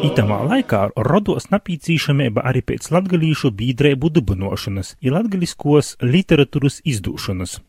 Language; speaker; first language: Latvian; native; Latvian